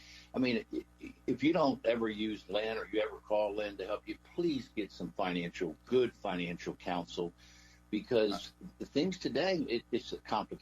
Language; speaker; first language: English; native; English